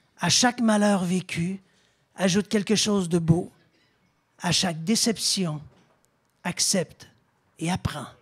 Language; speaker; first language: French; native; French